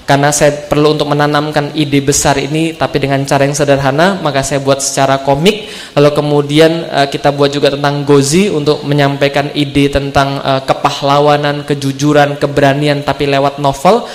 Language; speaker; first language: Indonesian; native; Indonesian